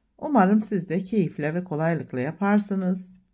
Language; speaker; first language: Turkish; native; Turkish